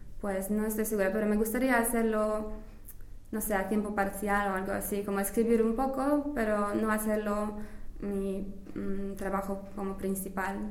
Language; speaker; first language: Spanish; non-native, fluent; English